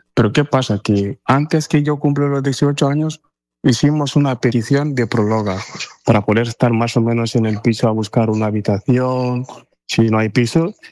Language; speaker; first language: Spanish; non-native, fluent; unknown